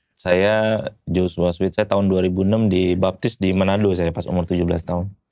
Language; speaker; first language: Indonesian; native; Indonesian